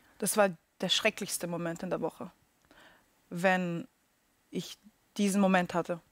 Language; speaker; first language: German; early bilingual, other home language; Russian